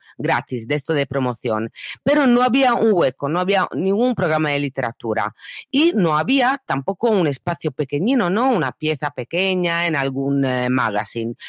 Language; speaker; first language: Spanish; non-native, fluent; Italian